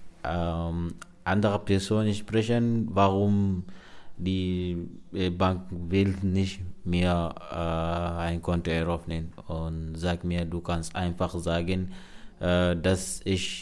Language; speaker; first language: German; non-native, learner; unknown